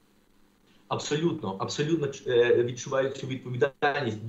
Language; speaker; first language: Ukrainian; non-native, fluent; Spanish